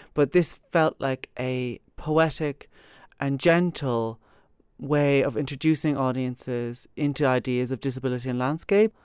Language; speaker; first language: English; native; English